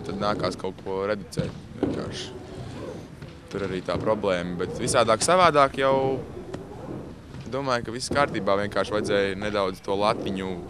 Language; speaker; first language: Latvian; native; Latvian